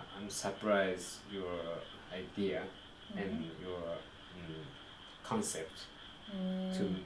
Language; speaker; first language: English; non-native, learner; Japanese